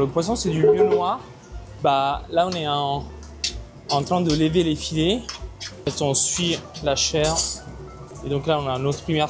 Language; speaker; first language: French; non-native, fluent; Italian